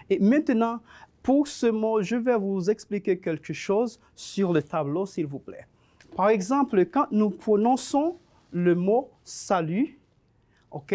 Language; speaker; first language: French; non-native, fluent; Spanish